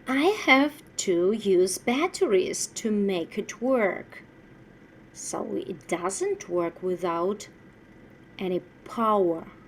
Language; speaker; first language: English; non-native, fluent; Russian